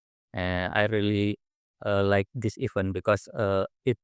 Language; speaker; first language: English; non-native, learner; Indonesian